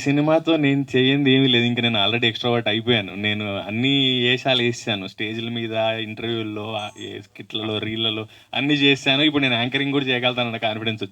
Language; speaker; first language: Telugu; native; Telugu